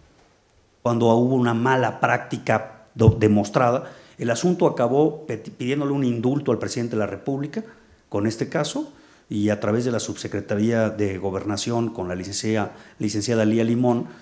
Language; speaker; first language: Spanish; native; Spanish